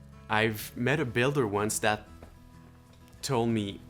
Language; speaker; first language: English; non-native, local second language; French